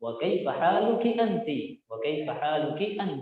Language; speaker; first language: Arabic; non-native, fluent; Indonesian